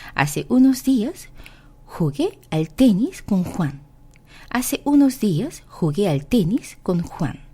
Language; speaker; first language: Spanish; non-native, fluent; Korean